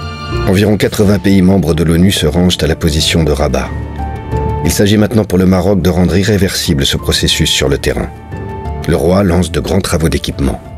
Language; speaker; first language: French; native; French